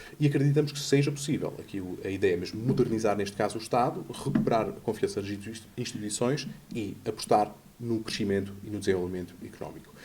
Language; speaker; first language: Portuguese; native; Portuguese